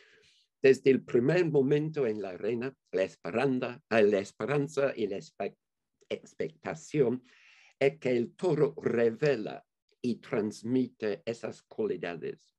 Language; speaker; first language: Spanish; non-native, fluent; English